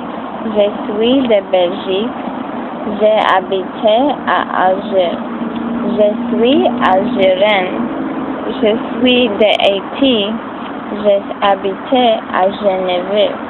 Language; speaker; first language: French; non-native, learner; English